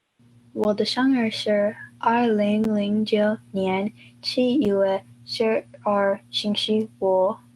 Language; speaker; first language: Chinese; non-native, learner; Spanish